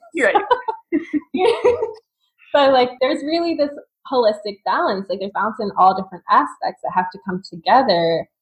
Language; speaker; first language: English; native; English